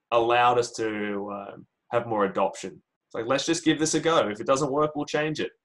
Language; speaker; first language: English; native; English